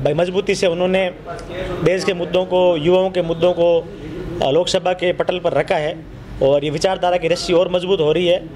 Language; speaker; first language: Hindi; native; Hindi